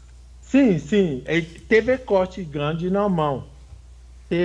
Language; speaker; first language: Portuguese; non-native, fluent; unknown